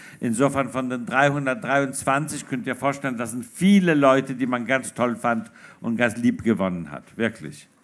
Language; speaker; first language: German; non-native, fluent; Polish